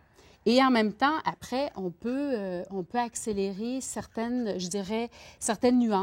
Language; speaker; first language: French; native; French